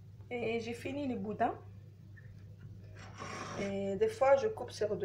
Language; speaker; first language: French; non-native, learner; Arabic